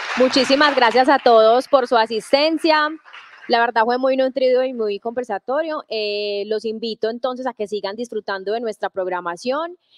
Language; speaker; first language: Spanish; native; Spanish